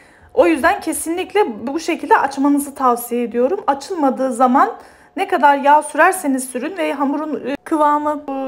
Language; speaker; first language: Turkish; native; Turkish